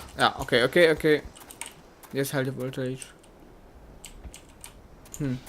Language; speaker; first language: Polish; native; Polish